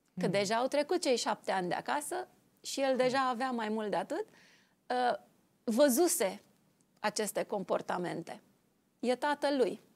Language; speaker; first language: Romanian; native; Romanian